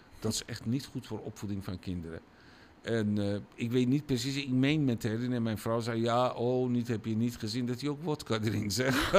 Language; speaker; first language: Dutch; non-native, fluent; Persian